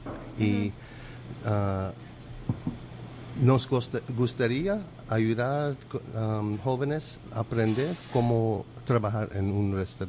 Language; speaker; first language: Spanish; non-native, learner; English